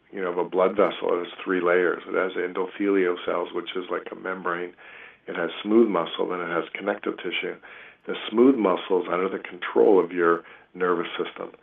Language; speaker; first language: English; native; English